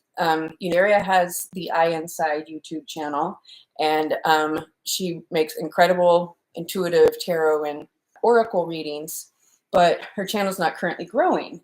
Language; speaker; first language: English; native; English